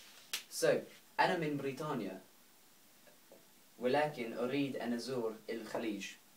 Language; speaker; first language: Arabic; non-native, fluent; English